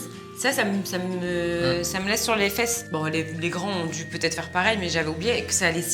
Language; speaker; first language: French; native; French